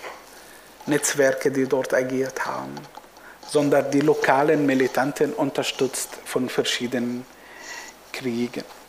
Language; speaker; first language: German; non-native, fluent; Arabic